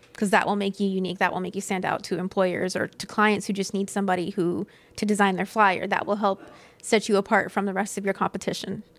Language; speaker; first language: English; native; English